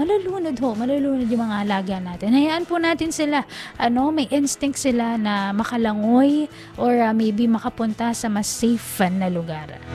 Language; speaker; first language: Filipino; native; Filipino